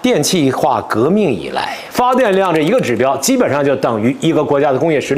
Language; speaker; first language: Chinese; native; Chinese